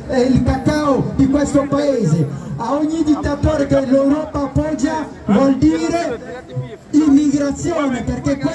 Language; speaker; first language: Italian; non-native, fluent; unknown